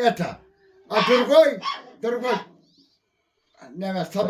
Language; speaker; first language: Russian; non-native, learner; Turkmen